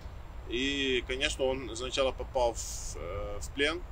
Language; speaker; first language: Russian; non-native, fluent; Dutch